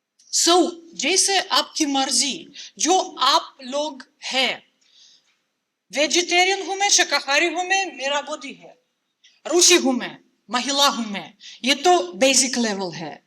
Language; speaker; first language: Hindi; non-native, fluent; Russian